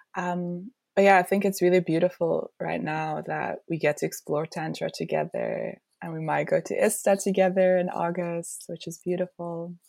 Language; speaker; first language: English; non-native, fluent; Dutch